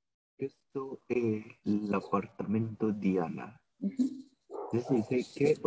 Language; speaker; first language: Italian; non-native, learner; Spanish